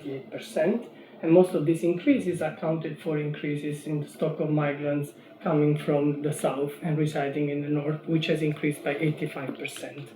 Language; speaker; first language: English; non-native, fluent; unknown